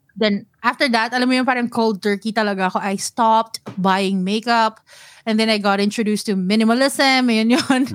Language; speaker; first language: English; non-native, local second language; Filipino